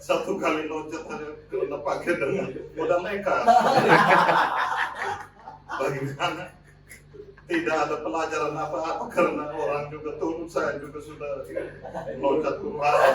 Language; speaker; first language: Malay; non-native, local second language; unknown